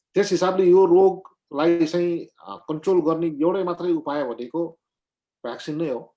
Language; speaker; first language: Nepali; native; Nepali